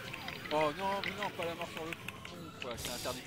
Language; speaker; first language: French; native; French